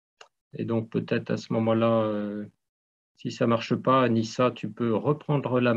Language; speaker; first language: French; native; French